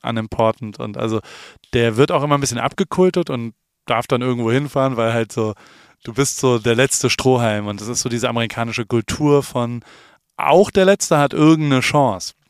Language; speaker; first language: German; native; German